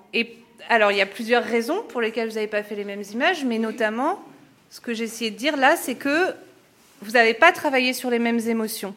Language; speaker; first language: French; native; French